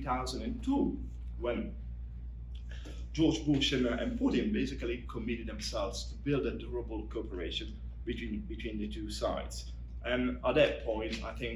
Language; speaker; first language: English; non-native, fluent; Italian